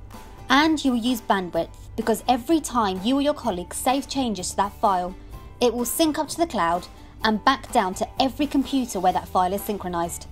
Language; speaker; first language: English; native; English